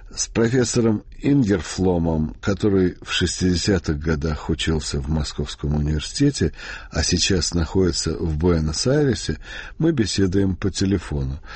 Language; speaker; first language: Russian; native; Russian